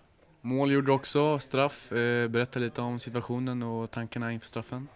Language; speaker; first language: Swedish; native; Swedish